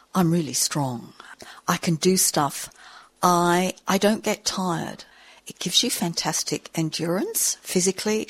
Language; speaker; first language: English; native; English